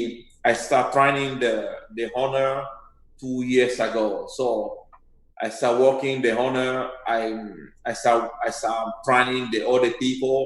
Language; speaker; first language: English; non-native, learner; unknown